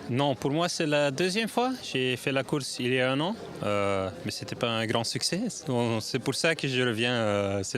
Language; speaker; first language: French; non-native, learner; Dutch